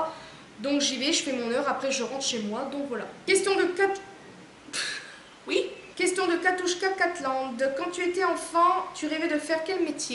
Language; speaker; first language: French; native; French